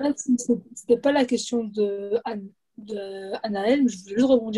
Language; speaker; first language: French; native; French